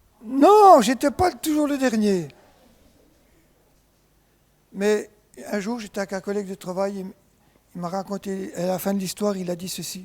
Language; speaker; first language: French; native; French